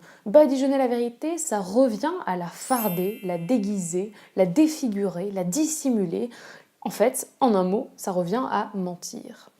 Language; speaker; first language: French; native; French